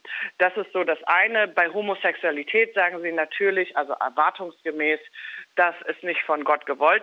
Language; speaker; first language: German; native; German